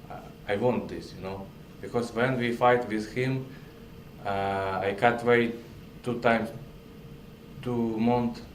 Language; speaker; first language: English; non-native, learner; Russian